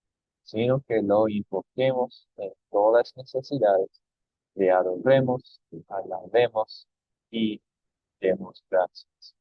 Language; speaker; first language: Spanish; non-native, fluent; English